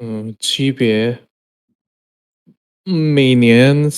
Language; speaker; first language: Chinese; non-native, learner; Indonesian